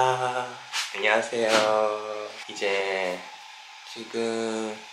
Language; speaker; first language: Korean; non-native, fluent; Japanese